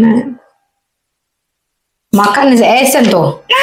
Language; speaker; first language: German; non-native, learner; Indonesian